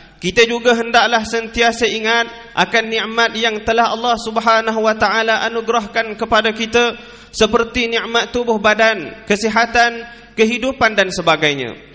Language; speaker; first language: Malay; native; Malay